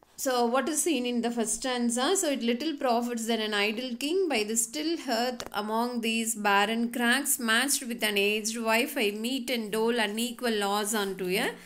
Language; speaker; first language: English; non-native, local second language; Tamil